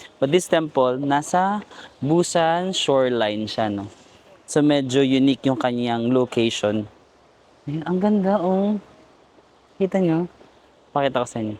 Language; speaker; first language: Filipino; non-native, local second language; Cebuano